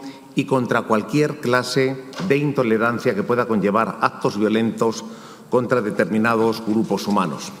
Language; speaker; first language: Spanish; native; Spanish